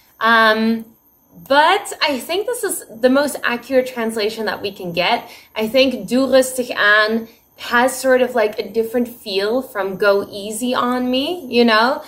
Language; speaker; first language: English; early bilingual, other home language; Dutch